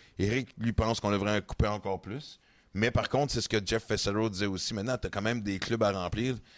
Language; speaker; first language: French; native; French